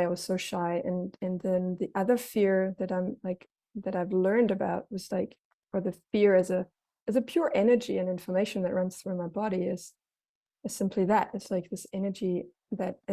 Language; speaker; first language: English; non-native, fluent; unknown